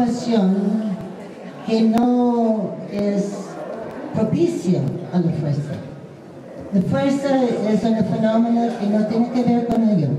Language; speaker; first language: Spanish; non-native, fluent; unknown